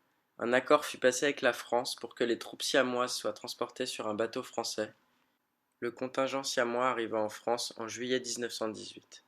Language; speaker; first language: French; native; French